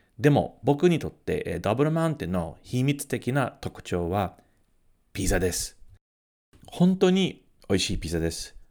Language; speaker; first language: Japanese; non-native, fluent; English